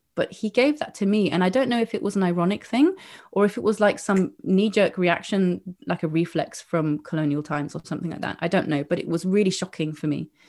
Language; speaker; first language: English; native; English